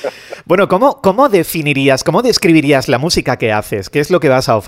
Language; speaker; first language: Spanish; native; Spanish